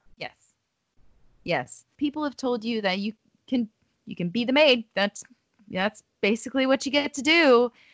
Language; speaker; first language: English; native; English